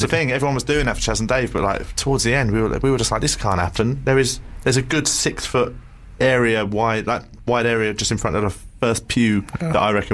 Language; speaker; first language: English; native; English